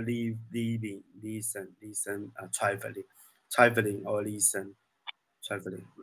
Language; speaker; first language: English; non-native, learner; Chinese